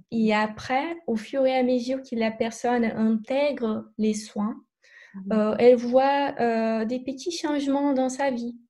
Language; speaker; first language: French; non-native, fluent; Portuguese